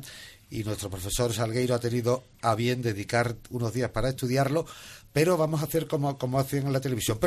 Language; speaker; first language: Spanish; native; Spanish